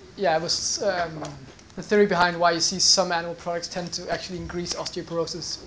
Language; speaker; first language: English; non-native, fluent; Danish